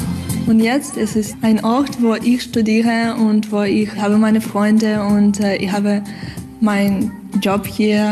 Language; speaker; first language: German; non-native, fluent; Russian